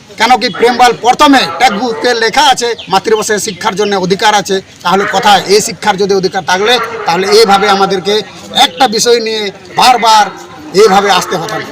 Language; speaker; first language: Bangla; non-native, local second language; Santali